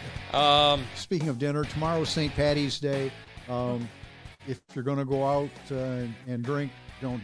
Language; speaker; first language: English; native; English